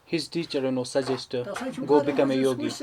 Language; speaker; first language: English; non-native, learner; Hindi